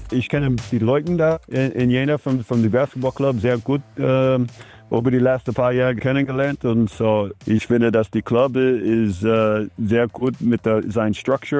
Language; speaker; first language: German; non-native, fluent; English